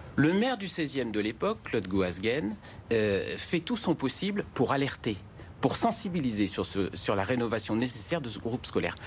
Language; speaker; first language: French; native; French